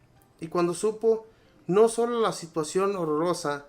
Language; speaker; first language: Spanish; native; Spanish